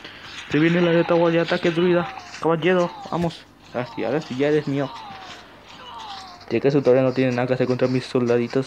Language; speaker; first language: Spanish; native; Spanish